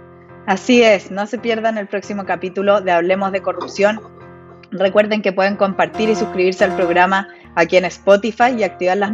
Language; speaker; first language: Spanish; native; Spanish